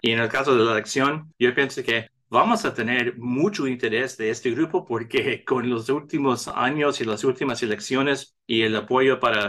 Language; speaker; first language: Spanish; early bilingual, heritage; English